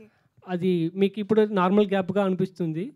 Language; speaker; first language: Telugu; non-native, learner; Tamil